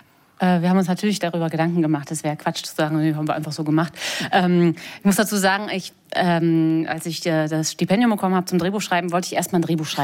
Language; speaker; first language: German; native; German